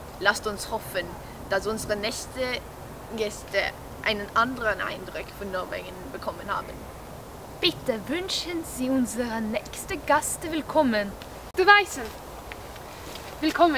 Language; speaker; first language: German; non-native, learner; Norwegian